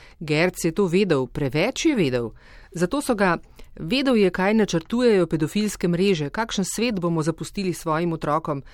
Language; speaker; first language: Slovenian; native; Slovenian